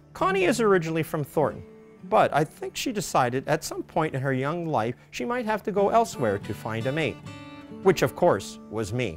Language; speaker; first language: English; native; English